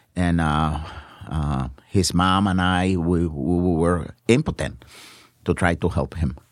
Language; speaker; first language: English; non-native, fluent; Spanish